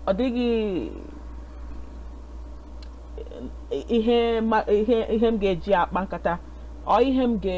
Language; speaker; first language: Igbo; non-native, learner; English